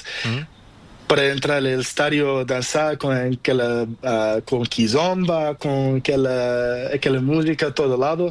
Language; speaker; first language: Spanish; non-native, learner; Portuguese